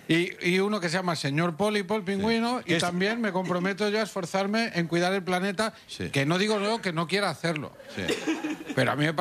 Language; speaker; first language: Spanish; native; Spanish